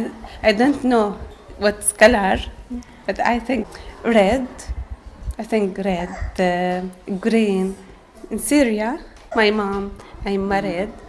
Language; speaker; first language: English; non-native, learner; Arabic